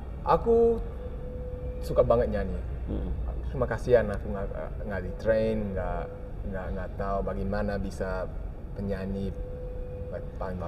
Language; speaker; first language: Indonesian; early bilingual, heritage; English